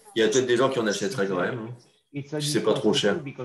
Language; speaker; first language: French; native; French